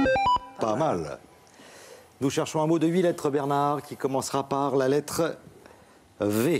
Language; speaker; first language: French; native; French